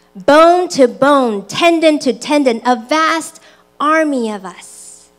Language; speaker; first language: English; early bilingual, other home language; Chinese